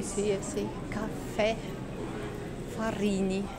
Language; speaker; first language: Italian; non-native, learner; Russian